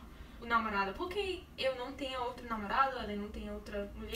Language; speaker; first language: Portuguese; non-native, learner; English